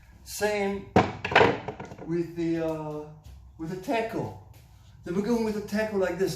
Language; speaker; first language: English; non-native, fluent; German